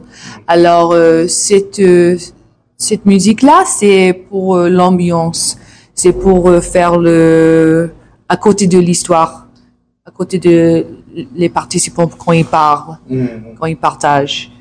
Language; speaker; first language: French; non-native, learner; English